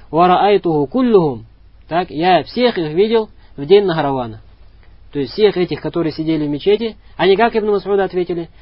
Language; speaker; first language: Russian; non-native, local second language; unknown